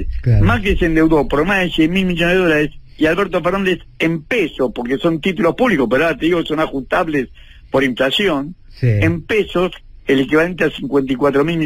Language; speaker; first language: Spanish; native; Spanish